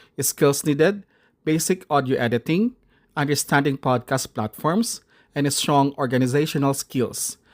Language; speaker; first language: English; non-native, local second language; Filipino